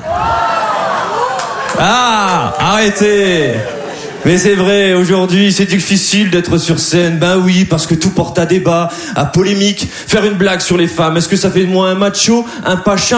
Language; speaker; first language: French; native; French